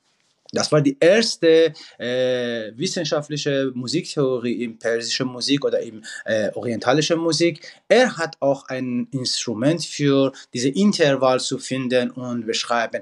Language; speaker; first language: German; non-native, fluent; Persian